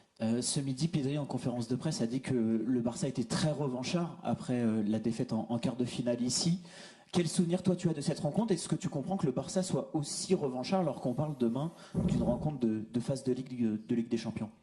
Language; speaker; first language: French; native; French